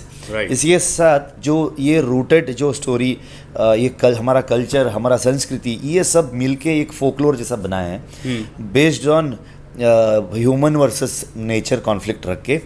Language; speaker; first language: Hindi; non-native, local second language; Kannada